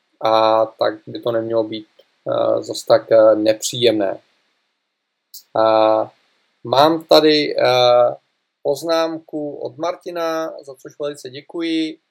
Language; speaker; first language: Czech; native; Czech